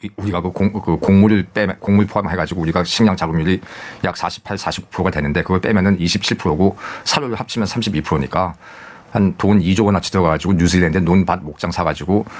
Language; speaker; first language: Korean; native; Korean